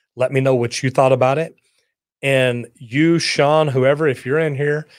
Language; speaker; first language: English; native; English